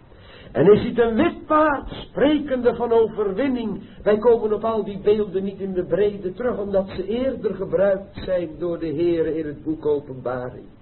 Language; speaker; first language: Dutch; native; Dutch